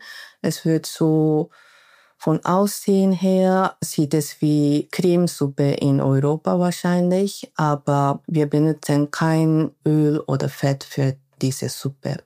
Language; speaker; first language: German; non-native, learner; Japanese